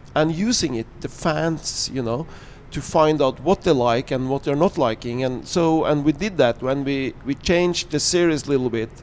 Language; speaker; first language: English; non-native, fluent; Norwegian